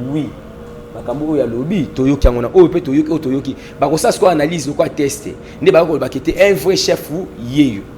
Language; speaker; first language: Lingala; non-native, local second language; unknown